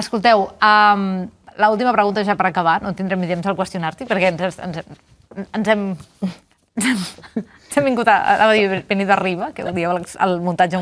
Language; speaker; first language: Catalan; native; Catalan